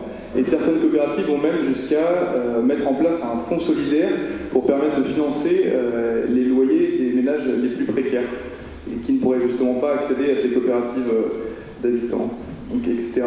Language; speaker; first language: French; native; French